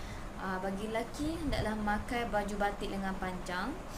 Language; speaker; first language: Malay; native; Malay